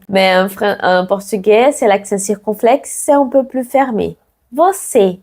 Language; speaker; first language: French; non-native, fluent; Portuguese